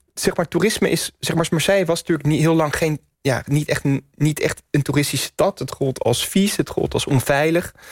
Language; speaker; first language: Dutch; native; Dutch